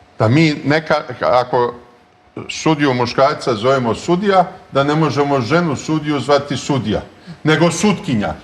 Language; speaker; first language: Bosnian; native; Bosnian